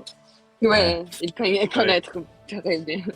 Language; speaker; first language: French; non-native, learner; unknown